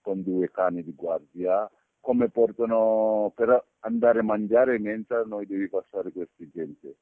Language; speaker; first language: Italian; non-native, learner; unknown